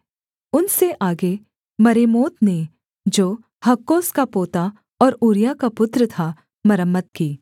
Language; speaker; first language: Hindi; native; Hindi